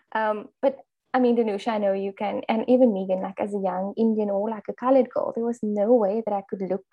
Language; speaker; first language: English; native; English